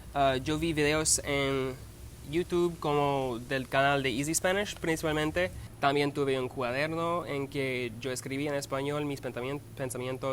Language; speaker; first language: Spanish; non-native, learner; English